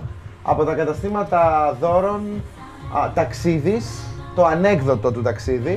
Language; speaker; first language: Greek; native; Greek